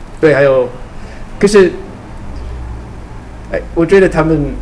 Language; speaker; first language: Chinese; non-native, learner; English